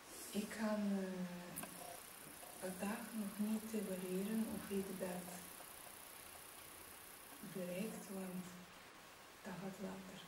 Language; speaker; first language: Dutch; non-native, learner; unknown